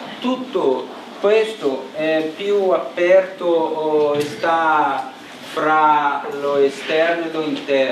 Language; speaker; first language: Italian; non-native, learner; Portuguese